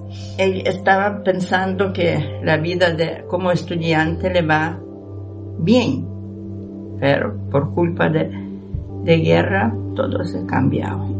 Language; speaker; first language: Spanish; non-native, learner; Ukrainian